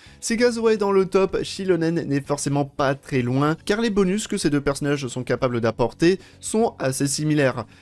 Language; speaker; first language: French; native; French